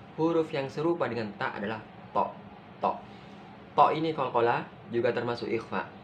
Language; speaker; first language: Indonesian; non-native, local second language; Madurese